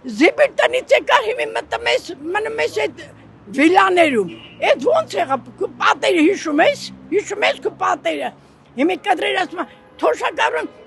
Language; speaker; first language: Armenian; native; Armenian